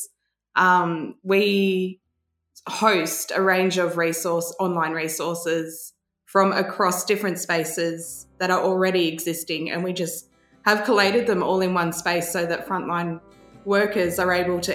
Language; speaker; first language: English; native; English